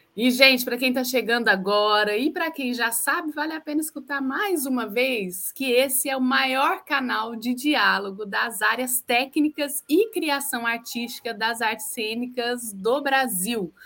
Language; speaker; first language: Portuguese; native; Portuguese